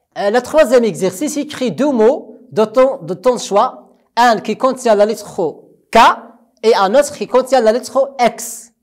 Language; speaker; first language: French; non-native, local second language; Arabic